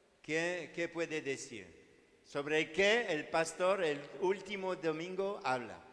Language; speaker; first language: Spanish; non-native, learner; French